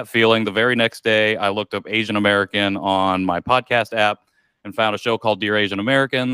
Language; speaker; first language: English; native; English